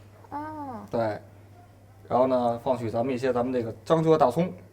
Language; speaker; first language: Chinese; native; Chinese